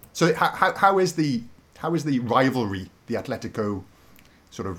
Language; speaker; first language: English; native; English